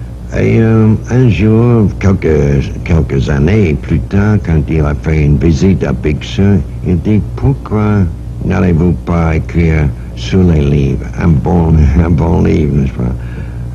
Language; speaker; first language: French; non-native, learner; English